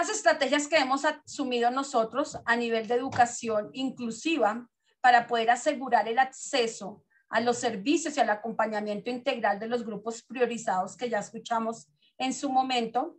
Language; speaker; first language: Spanish; native; Spanish